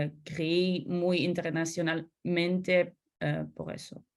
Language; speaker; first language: Spanish; non-native, learner; Dutch